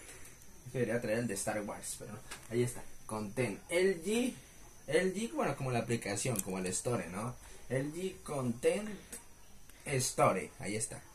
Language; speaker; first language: Spanish; native; Spanish